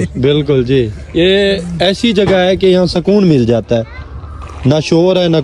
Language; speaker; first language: Hindi; non-native, local second language; Saraiki